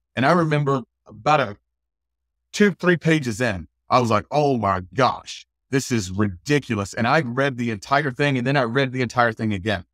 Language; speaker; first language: English; native; English